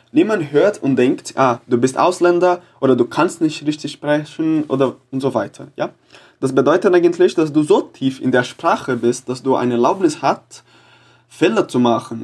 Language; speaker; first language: German; non-native, fluent; Portuguese